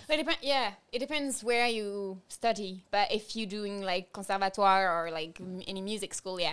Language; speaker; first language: English; non-native, fluent; French